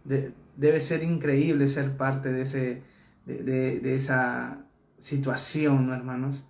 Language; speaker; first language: Spanish; native; Spanish